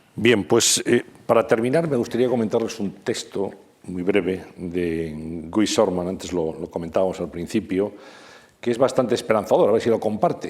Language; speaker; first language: Spanish; native; Spanish